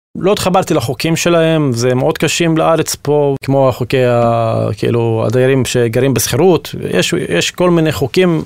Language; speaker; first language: Hebrew; non-native, local second language; Arabic